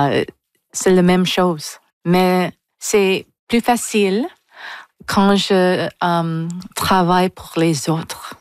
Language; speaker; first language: French; non-native, local second language; English